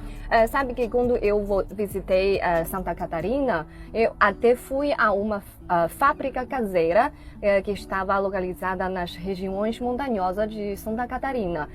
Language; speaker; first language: Portuguese; non-native, fluent; Chinese